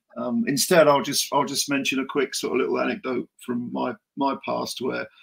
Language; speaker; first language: English; native; English